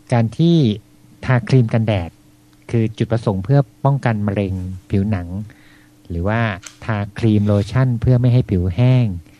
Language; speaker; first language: Thai; native; Thai